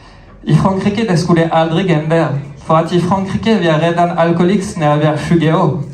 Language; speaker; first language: Swedish; non-native, fluent; French